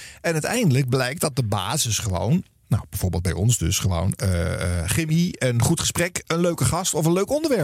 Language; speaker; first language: Dutch; native; Dutch